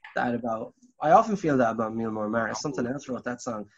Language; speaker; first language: English; native; English